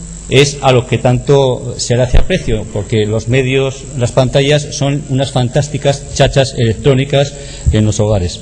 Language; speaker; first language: Spanish; native; Spanish